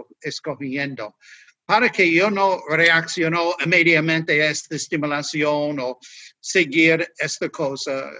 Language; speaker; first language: Spanish; non-native, learner; English